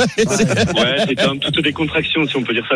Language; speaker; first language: French; native; French